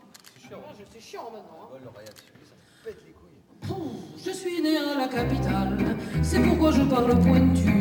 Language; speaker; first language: French; native; French